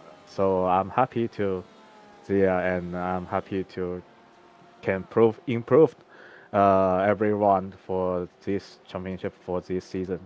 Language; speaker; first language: English; non-native, learner; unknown